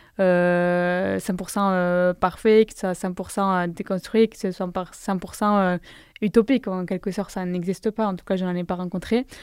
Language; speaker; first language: French; non-native, fluent; Spanish